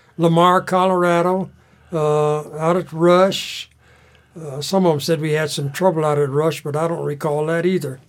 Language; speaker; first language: English; native; English